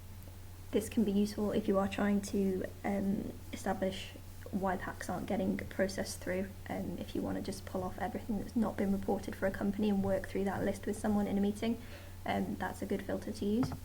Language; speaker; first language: English; native; English